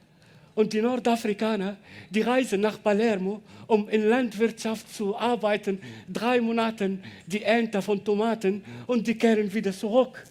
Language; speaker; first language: German; non-native, learner; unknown